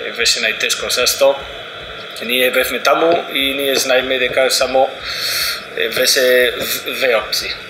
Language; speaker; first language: Macedonian; non-native, learner; Spanish